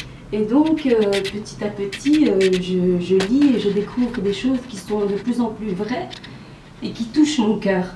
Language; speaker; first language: French; early bilingual, other home language; Khmer